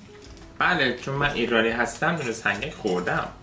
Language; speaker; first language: Persian; native; Persian